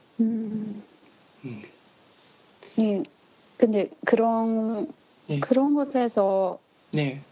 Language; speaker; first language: Korean; non-native, learner; Japanese